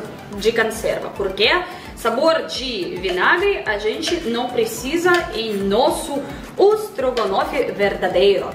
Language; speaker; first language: Portuguese; non-native, fluent; Russian